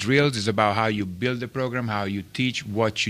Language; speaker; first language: English; non-native, fluent; Italian